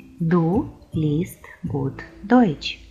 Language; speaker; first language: German; non-native, fluent; Ukrainian